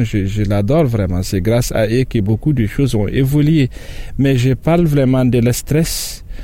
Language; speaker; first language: French; non-native, local second language; Tamasheq